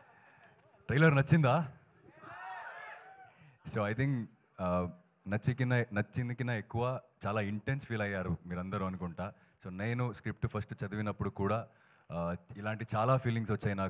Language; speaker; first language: Telugu; non-native, fluent; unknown